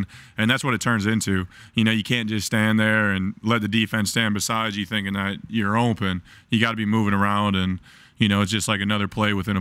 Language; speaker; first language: English; native; English